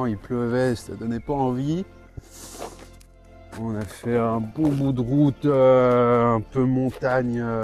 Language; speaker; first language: French; native; French